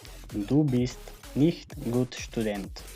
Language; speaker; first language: German; non-native, fluent; Macedonian